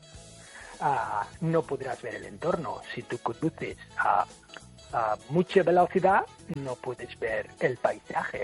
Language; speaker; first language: Spanish; non-native, fluent; English